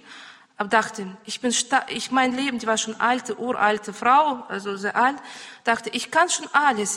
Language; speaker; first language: German; non-native, learner; Russian